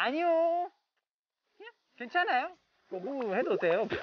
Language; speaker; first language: Korean; non-native, learner; English